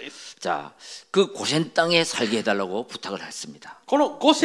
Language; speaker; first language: Japanese; non-native, fluent; Korean